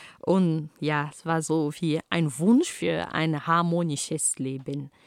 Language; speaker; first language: German; non-native, fluent; Ghomala